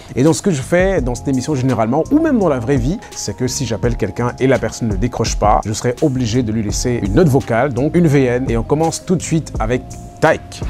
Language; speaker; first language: French; native; French